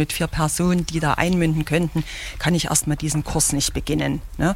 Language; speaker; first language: German; native; German